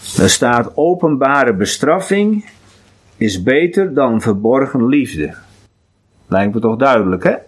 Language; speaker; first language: Dutch; non-native, local second language; Western Frisian